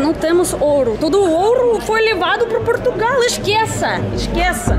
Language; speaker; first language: Portuguese; non-native, fluent; Russian